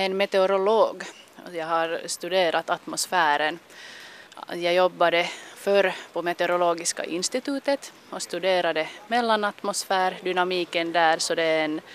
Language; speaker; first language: Swedish; non-native, local second language; Finnish